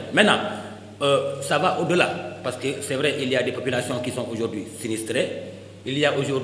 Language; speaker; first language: French; non-native, local second language; Wolof